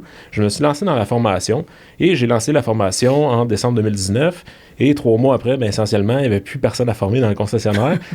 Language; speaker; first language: French; native; French